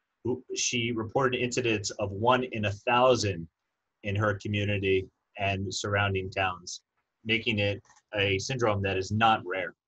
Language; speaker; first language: English; native; English